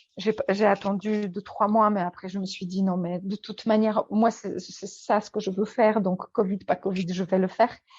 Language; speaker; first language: French; non-native, fluent; Polish